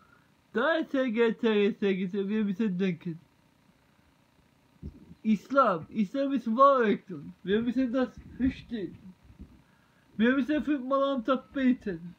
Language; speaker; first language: German; non-native, learner; Turkish